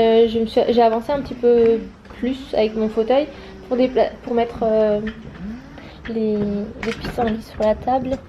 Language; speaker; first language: French; native; French